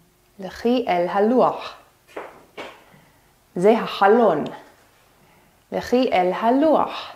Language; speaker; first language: Hebrew; non-native, fluent; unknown